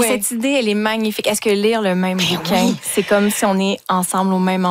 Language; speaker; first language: French; native; French